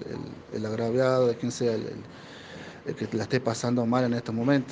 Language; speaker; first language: Spanish; native; Spanish